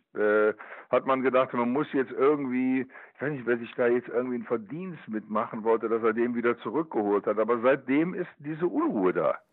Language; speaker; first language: German; native; German